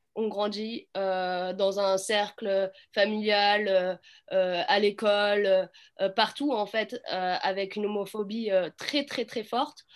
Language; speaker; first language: French; native; French